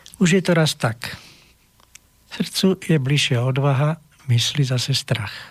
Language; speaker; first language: Slovak; native; Slovak